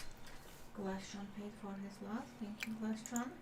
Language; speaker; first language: English; native; English